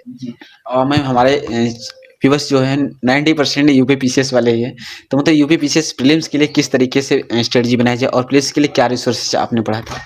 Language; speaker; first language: Hindi; native; Hindi